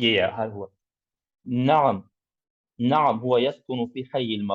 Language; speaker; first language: Arabic; non-native, learner; English